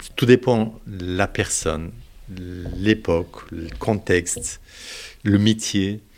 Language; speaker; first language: French; non-native, fluent; Turkish